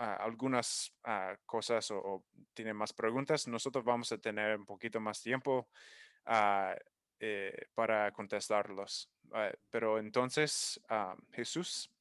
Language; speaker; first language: Spanish; non-native, learner; English